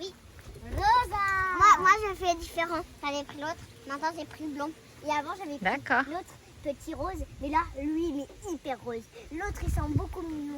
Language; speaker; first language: French; native; French